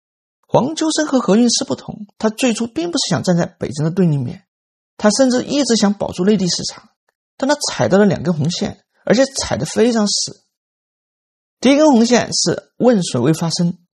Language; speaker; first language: Chinese; native; Chinese